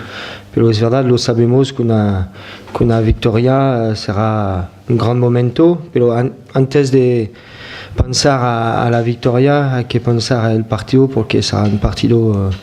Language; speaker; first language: Spanish; non-native, fluent; French